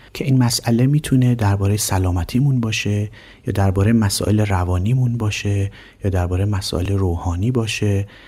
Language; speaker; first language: Persian; native; Persian